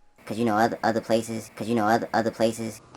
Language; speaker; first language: English; native; English